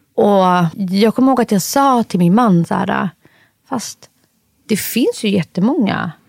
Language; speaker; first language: Swedish; early bilingual, other home language; Somali